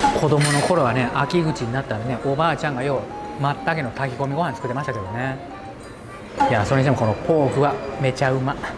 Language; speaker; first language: Japanese; native; Japanese